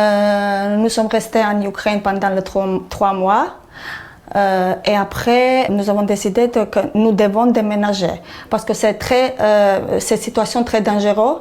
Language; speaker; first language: French; non-native, learner; Armenian